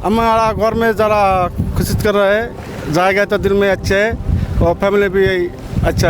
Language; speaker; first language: Hindi; non-native, learner; Bangla